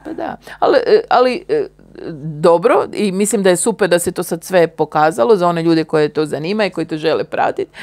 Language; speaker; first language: Croatian; native; Croatian